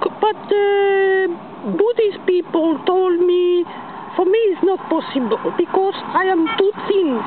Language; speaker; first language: English; non-native, learner; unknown